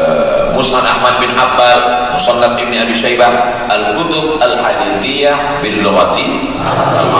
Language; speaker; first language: Arabic; non-native, fluent; Indonesian